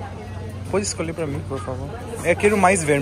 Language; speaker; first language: Portuguese; non-native, learner; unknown